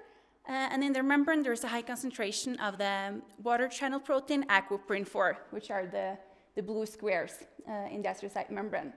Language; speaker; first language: English; non-native, fluent; Norwegian